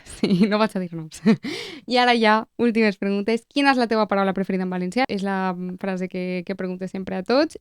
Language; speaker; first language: Catalan; native; Catalan